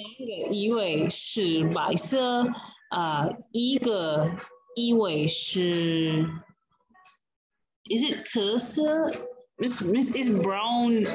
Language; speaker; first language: Chinese; non-native, learner; English